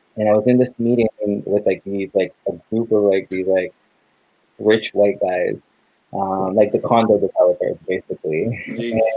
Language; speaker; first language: English; native; English